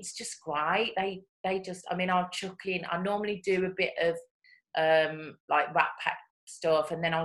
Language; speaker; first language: English; native; English